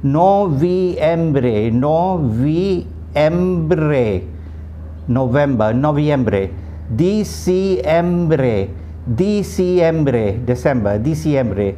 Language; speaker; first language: Spanish; non-native, fluent; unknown